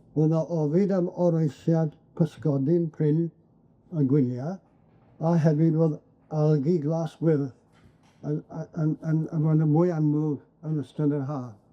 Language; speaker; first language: Welsh; native; Welsh